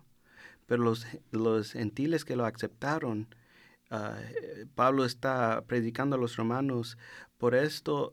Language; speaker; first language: Spanish; non-native, learner; English